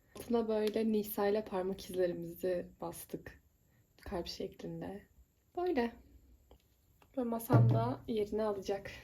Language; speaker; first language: Turkish; native; Turkish